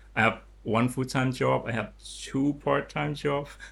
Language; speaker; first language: English; non-native, learner; Lao